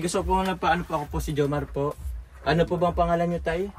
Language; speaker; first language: Filipino; native; Filipino